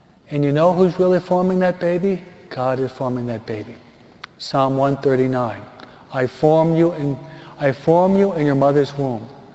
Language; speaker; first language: English; native; English